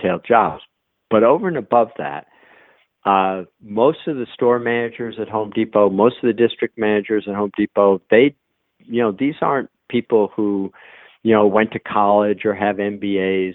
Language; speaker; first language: English; native; English